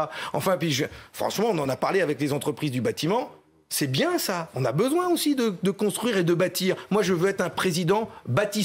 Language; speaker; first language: French; native; French